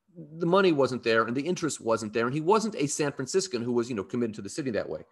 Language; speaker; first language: English; native; English